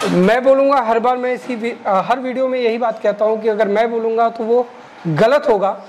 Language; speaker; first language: Hindi; native; Hindi